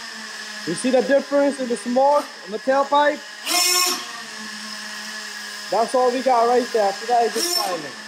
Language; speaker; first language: English; native; English